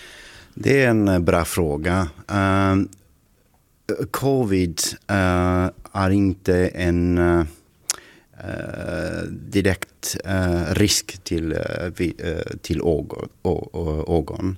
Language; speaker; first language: Swedish; non-native, learner; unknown